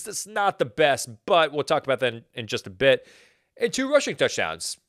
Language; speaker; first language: English; native; English